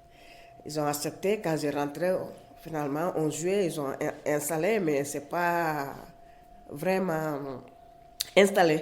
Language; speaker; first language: French; non-native, learner; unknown